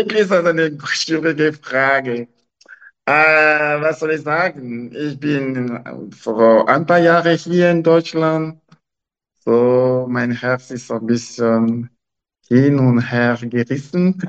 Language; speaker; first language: German; non-native, learner; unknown